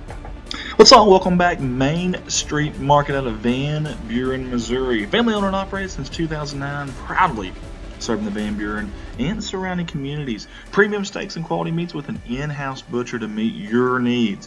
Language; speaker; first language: English; native; English